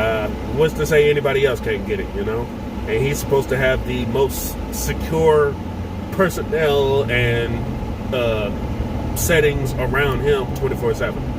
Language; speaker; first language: English; native; English